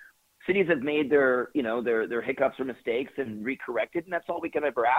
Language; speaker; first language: English; early bilingual, other home language; Spanish